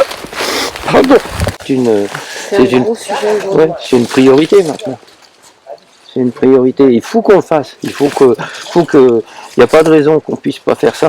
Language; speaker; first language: French; native; French